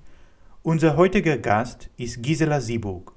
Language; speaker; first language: German; non-native, fluent; Hebrew